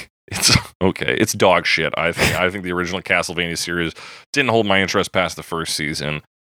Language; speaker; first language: English; native; English